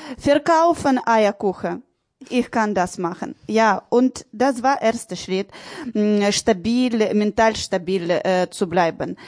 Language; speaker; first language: German; non-native, learner; Ukrainian